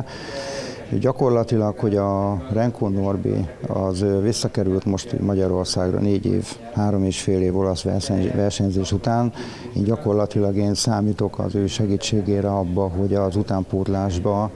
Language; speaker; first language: Hungarian; native; Hungarian